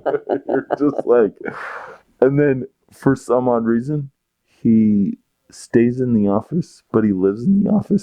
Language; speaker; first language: English; native; English